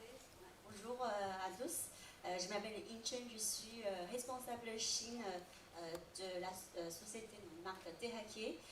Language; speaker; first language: French; non-native, fluent; Chinese